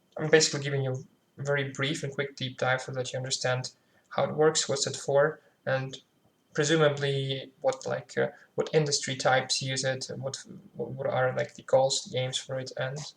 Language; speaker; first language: English; non-native, fluent; Ukrainian